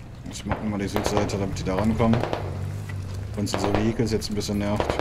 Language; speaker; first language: German; native; German